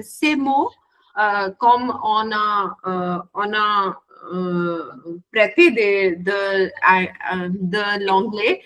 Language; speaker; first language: French; non-native, learner; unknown